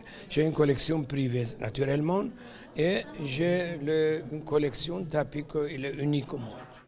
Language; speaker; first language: French; non-native, fluent; Persian